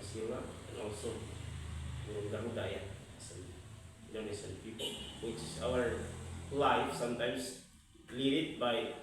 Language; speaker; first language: English; non-native, fluent; Indonesian